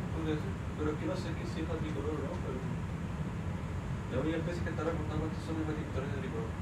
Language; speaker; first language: Spanish; native; Spanish